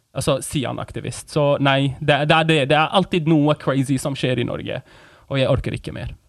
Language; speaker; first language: Norwegian; non-native, fluent; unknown